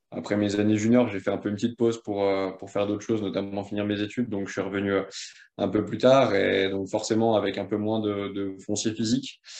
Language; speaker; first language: French; native; French